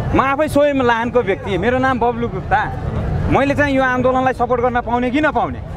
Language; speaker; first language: Nepali; non-native, local second language; Maithili